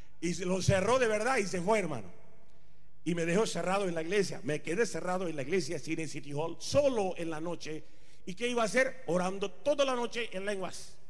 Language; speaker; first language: Spanish; non-native, fluent; Punjabi